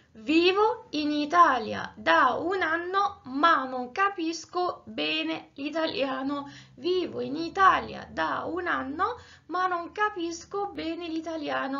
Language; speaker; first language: Italian; non-native, fluent; Arabic